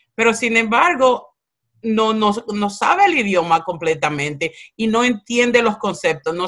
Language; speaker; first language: Spanish; early bilingual, other home language; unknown